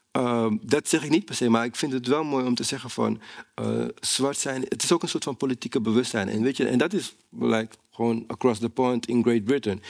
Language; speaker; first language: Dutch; native; Dutch